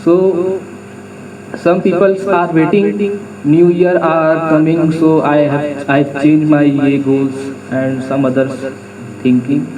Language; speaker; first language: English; non-native, learner; Hindi